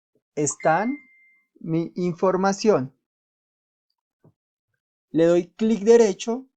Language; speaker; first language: Spanish; native; Spanish